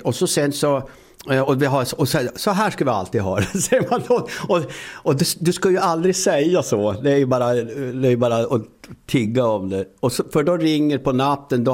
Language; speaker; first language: Swedish; native; Swedish